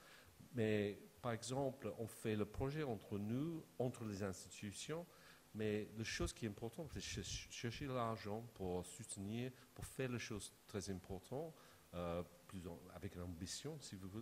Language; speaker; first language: French; non-native, fluent; English